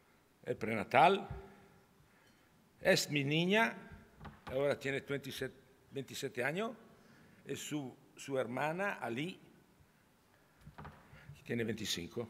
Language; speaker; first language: Spanish; non-native, learner; Italian